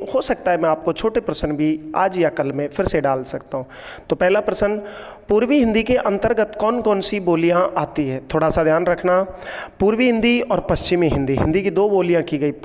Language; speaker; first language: Hindi; native; Hindi